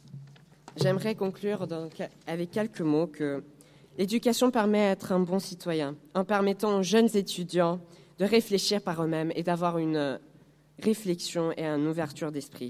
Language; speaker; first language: French; non-native, fluent; Spanish